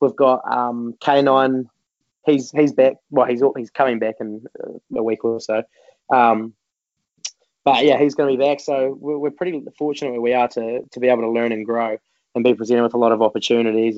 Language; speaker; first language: English; native; English